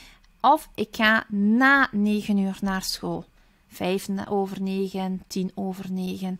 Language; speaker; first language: Dutch; early bilingual, other home language; Turkish